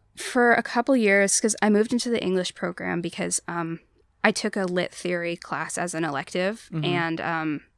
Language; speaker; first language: English; native; English